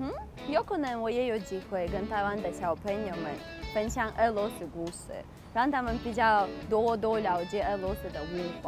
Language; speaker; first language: Chinese; non-native, fluent; Russian